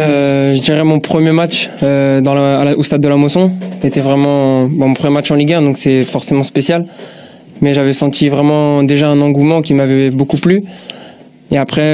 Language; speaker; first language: French; native; French